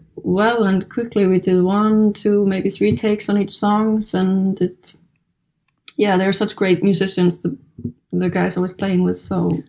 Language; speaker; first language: English; non-native, fluent; Icelandic